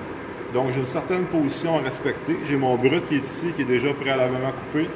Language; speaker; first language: French; native; French